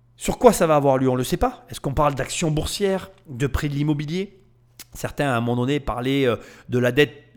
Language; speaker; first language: French; native; French